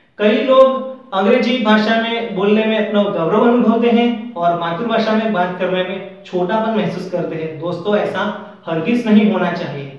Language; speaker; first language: Hindi; non-native, local second language; Gujarati